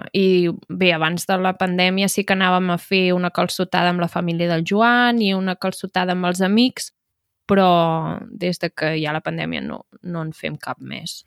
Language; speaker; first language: Catalan; native; Catalan